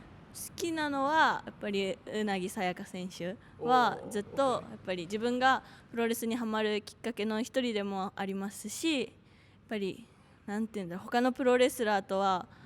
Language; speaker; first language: Japanese; native; Japanese